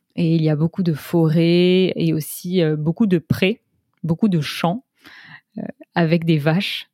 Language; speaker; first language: French; native; French